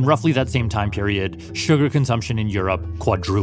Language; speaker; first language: English; native; English